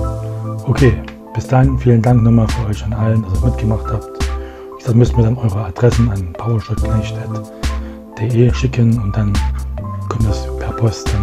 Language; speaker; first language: German; native; German